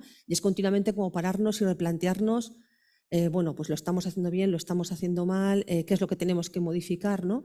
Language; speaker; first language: Spanish; native; Spanish